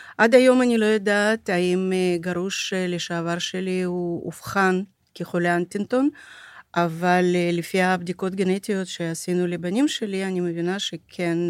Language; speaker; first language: Hebrew; non-native, fluent; Russian